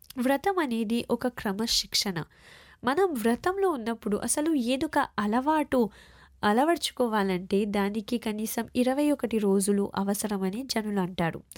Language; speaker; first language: Telugu; early bilingual, heritage; Telugu